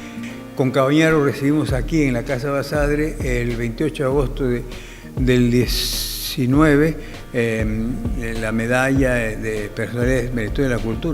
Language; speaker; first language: Spanish; native; Spanish